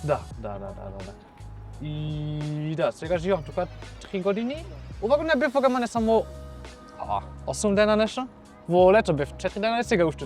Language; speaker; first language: Macedonian; non-native, fluent; German